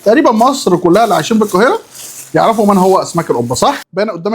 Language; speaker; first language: Arabic; native; Arabic